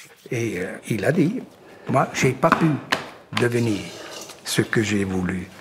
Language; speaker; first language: French; non-native, local second language; German